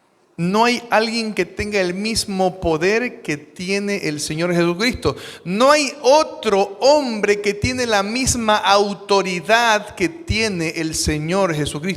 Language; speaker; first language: Spanish; native; Spanish